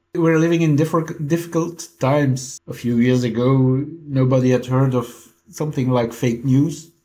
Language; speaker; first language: English; non-native, fluent; Dutch